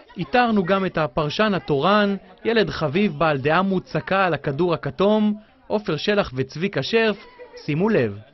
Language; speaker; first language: Hebrew; native; Hebrew